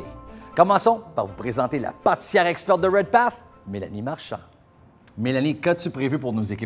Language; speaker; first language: French; native; French